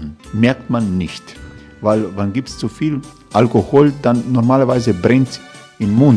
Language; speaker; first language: German; non-native, fluent; Croatian